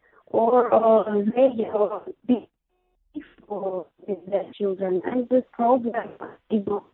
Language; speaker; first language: English; non-native, learner; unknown